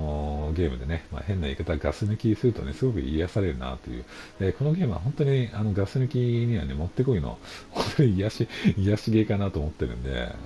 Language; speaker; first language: Japanese; native; Japanese